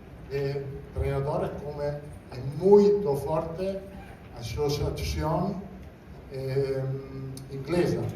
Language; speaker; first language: Portuguese; non-native, fluent; Italian